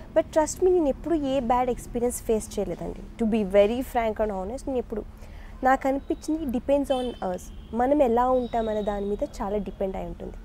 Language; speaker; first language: Telugu; early bilingual, other home language; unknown